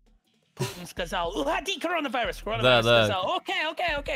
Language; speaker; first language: Russian; non-native, learner; English